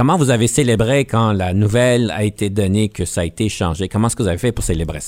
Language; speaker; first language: French; native; French